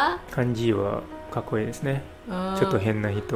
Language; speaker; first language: Japanese; non-native, learner; English